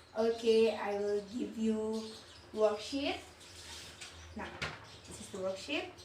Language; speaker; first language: English; non-native, learner; Indonesian